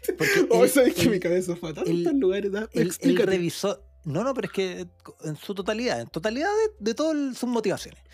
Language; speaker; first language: Spanish; native; Spanish